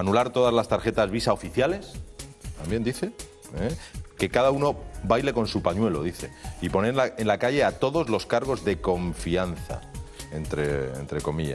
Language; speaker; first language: Spanish; native; Spanish